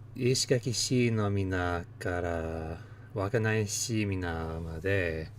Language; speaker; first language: Japanese; non-native, learner; English